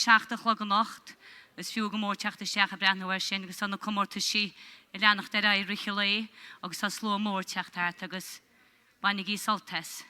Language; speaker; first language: Irish; native; Irish